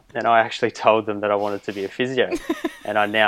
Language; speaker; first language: English; native; English